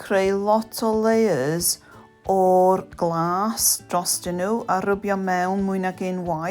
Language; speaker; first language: Welsh; non-native, learner; English